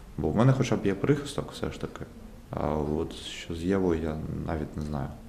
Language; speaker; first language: Ukrainian; non-native, local second language; Russian